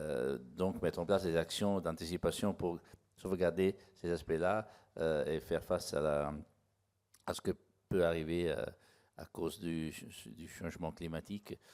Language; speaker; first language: French; non-native, fluent; Italian